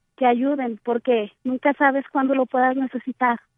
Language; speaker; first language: Spanish; native; Spanish